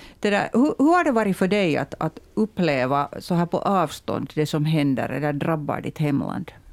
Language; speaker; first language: Swedish; native; Swedish